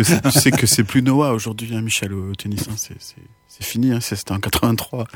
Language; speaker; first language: French; native; French